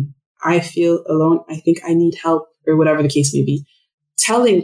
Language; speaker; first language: English; non-native, fluent; French